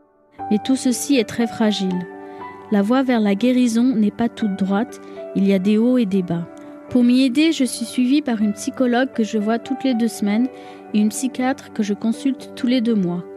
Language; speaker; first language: French; native; French